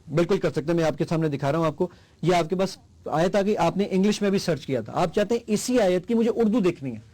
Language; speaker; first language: Urdu; native; Urdu